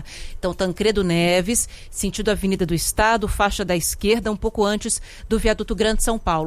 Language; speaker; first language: Portuguese; native; Portuguese